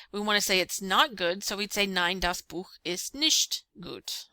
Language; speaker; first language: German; non-native, fluent; English